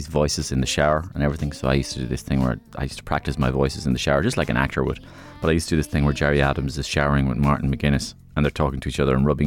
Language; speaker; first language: English; native; English